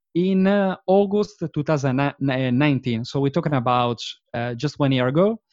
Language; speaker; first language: English; non-native, fluent; Italian